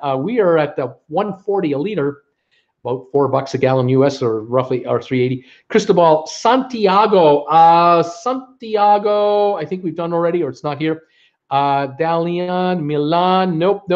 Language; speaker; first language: English; native; English